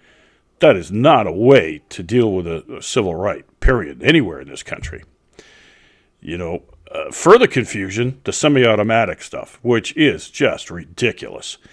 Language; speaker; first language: English; native; English